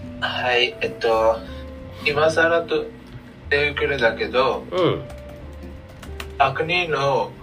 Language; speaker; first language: Japanese; non-native, learner; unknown